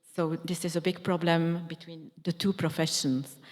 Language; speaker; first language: English; non-native, fluent; Czech